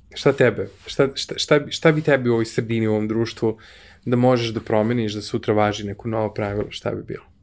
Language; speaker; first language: Serbian; native; Serbian